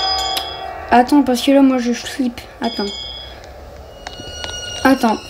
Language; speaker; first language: French; native; French